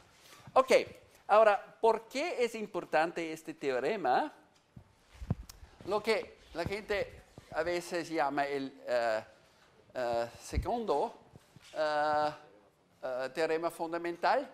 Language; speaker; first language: Spanish; non-native, fluent; German